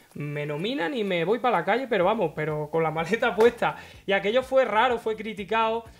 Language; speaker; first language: Spanish; native; Spanish